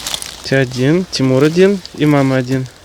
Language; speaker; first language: Russian; native; Russian